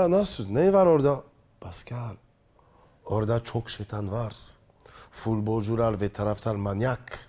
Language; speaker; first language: Turkish; non-native, learner; French